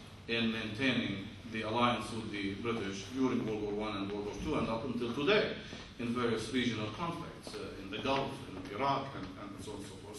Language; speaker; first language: English; non-native, fluent; Arabic